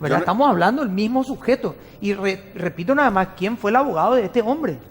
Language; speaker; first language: Spanish; native; Spanish